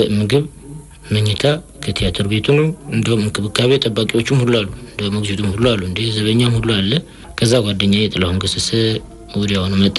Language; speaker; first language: Amharic; non-native, local second language; Tigrinya